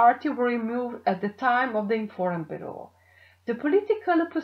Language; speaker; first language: English; non-native, fluent; Slovenian